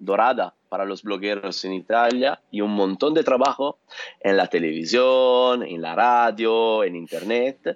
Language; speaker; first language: Spanish; non-native, learner; Italian